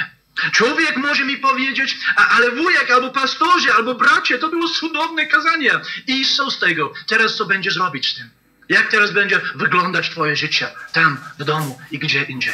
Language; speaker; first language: Polish; non-native, learner; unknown